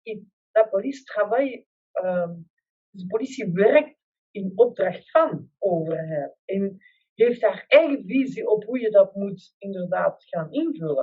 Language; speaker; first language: Dutch; non-native, local second language; French